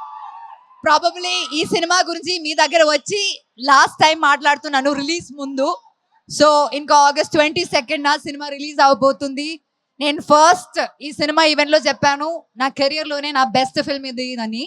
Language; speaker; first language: Telugu; non-native, fluent; Malayalam